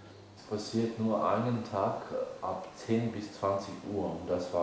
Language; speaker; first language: German; non-native, fluent; Macedonian